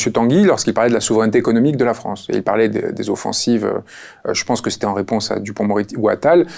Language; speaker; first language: French; early bilingual, other home language; Spanish